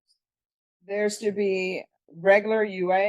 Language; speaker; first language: English; native; English